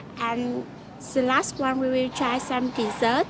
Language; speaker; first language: English; non-native, learner; Vietnamese